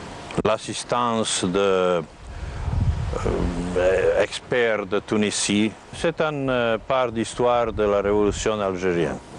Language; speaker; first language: French; non-native, fluent; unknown